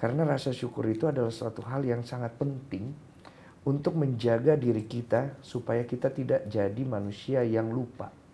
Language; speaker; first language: Indonesian; native; Indonesian